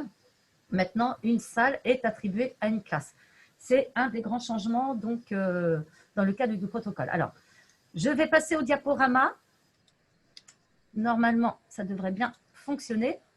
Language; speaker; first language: French; native; French